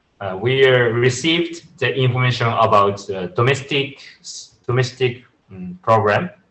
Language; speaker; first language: English; non-native, learner; Japanese